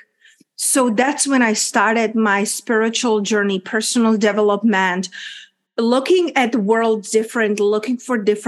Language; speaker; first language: English; non-native, fluent; Czech